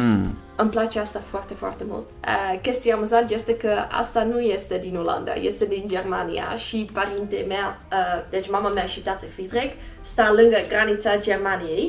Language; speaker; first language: Romanian; non-native, learner; Dutch